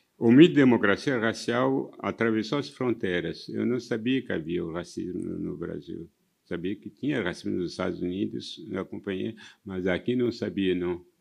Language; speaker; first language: Portuguese; non-native, fluent; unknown